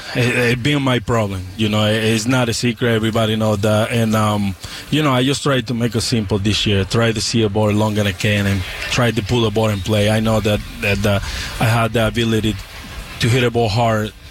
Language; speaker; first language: English; non-native, learner; Spanish